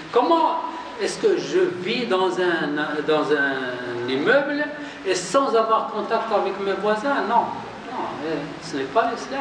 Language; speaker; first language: French; non-native, local second language; Arabic